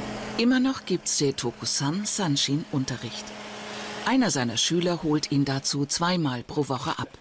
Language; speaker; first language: German; native; German